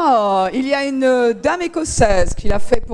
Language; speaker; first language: French; native; French